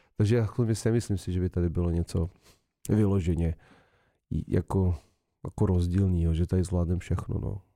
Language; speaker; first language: Czech; non-native, fluent; Serbian